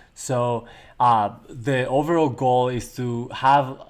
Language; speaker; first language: English; non-native, fluent; Spanish